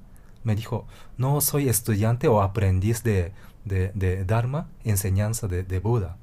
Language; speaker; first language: Spanish; non-native, fluent; Japanese